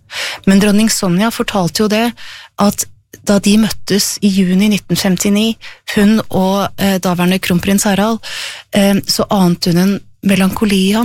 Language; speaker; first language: Norwegian; native; Norwegian